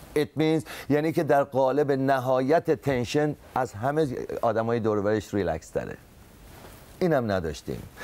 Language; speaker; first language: Persian; native; Persian